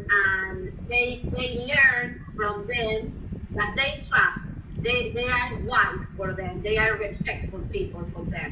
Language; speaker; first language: English; non-native, fluent; Spanish